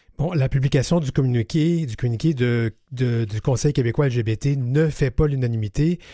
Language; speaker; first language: French; native; French